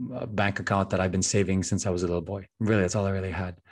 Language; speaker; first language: English; non-native, local second language; Filipino